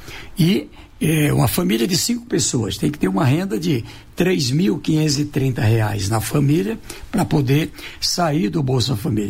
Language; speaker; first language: Portuguese; native; Portuguese